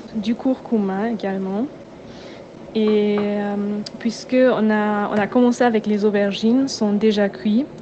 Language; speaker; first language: French; non-native, fluent; German